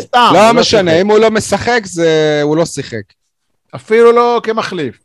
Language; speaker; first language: Hebrew; native; Hebrew